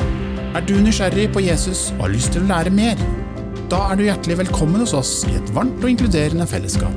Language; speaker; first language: Norwegian; native; Norwegian